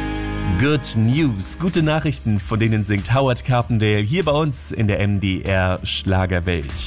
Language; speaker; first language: German; native; German